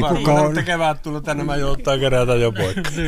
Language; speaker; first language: Finnish; native; Finnish